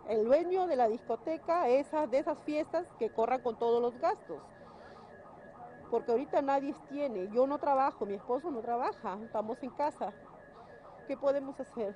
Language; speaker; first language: Spanish; native; Spanish